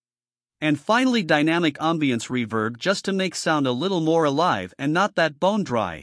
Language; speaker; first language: English; non-native, fluent; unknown